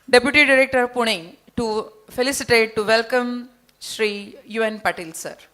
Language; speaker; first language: English; non-native, local second language; Marathi